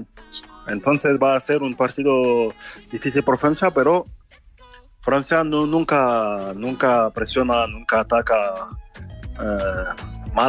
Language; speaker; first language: Spanish; non-native, fluent; French